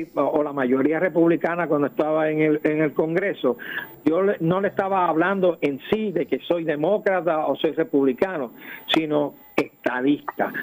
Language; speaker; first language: Spanish; native; Spanish